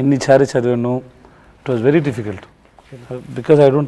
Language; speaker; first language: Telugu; non-native, learner; Tamil